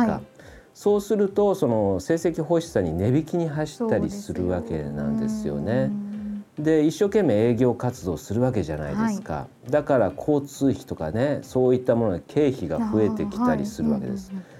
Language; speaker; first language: Japanese; native; Japanese